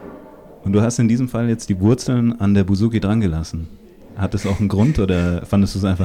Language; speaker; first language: German; native; German